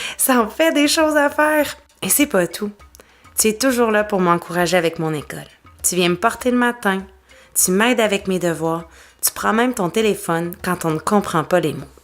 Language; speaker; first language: French; native; French